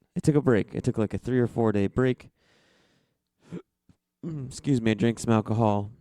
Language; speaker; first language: English; native; English